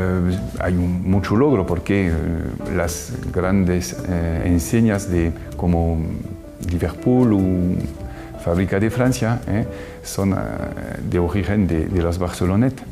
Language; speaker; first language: Spanish; non-native, fluent; French